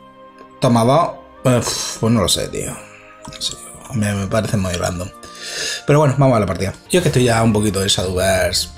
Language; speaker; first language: Spanish; native; Spanish